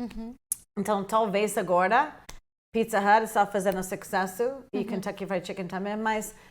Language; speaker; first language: Portuguese; non-native, fluent; English